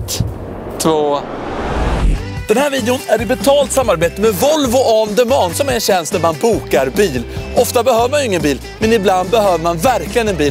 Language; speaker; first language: Swedish; native; Swedish